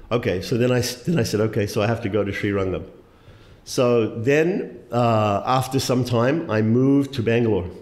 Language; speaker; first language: English; native; English